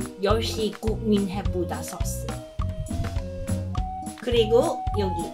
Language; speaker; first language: Korean; non-native, learner; Cantonese